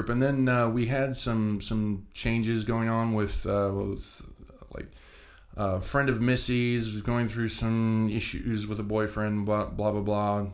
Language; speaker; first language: English; native; English